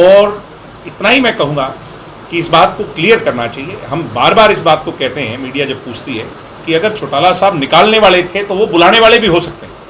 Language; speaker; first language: Hindi; native; Hindi